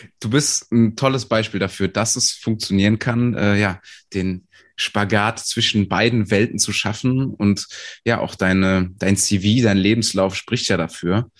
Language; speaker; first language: German; native; German